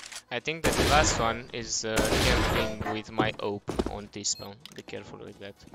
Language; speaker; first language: English; non-native, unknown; Romanian